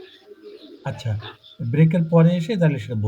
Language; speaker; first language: German; non-native, fluent; Bangla